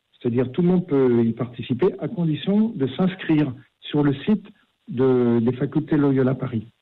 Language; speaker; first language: French; native; French